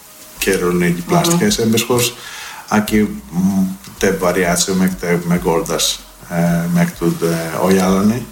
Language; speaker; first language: Hungarian; non-native, learner; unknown